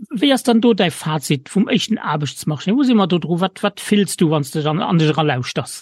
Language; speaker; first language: Luxembourgish; native; Luxembourgish